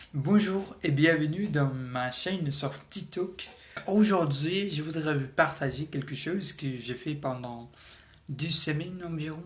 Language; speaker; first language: French; non-native, learner; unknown